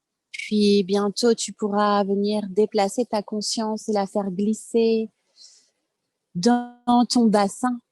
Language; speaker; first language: French; native; French